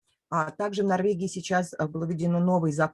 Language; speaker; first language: Russian; native; Russian